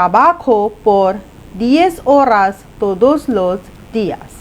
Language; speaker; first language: Spanish; non-native, fluent; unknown